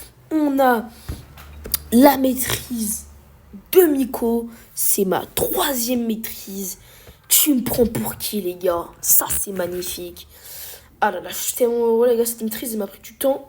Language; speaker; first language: French; native; French